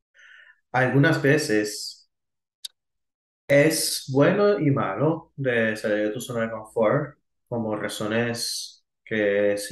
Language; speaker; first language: Spanish; early bilingual, heritage; Spanish